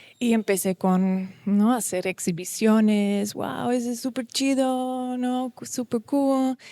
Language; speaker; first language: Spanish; non-native, learner; Dutch